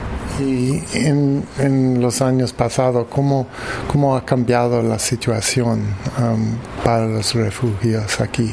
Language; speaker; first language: Spanish; non-native, fluent; English